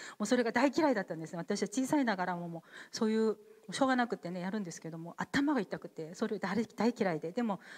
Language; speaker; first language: Japanese; non-native, fluent; Korean